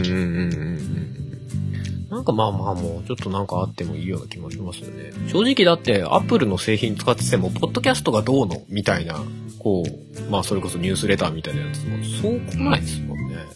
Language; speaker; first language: Japanese; native; Japanese